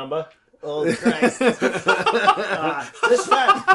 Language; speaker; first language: English; native; English